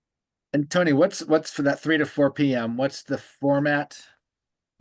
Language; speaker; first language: English; native; English